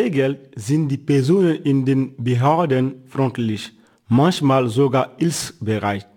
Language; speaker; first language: German; non-native, fluent; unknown